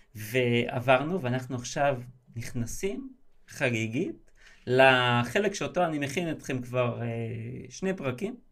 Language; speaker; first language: Hebrew; native; Hebrew